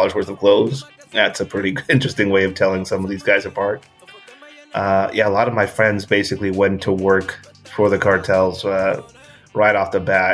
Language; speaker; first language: English; non-native, fluent; Spanish